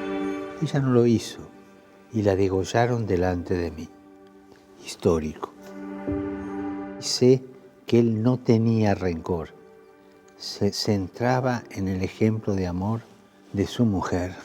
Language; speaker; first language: Spanish; native; Spanish